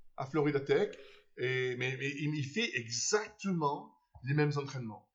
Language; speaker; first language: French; native; French